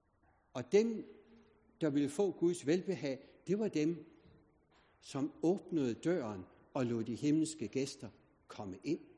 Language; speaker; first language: Danish; native; Danish